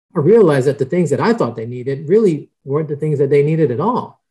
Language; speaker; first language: English; early bilingual, other home language; Spanish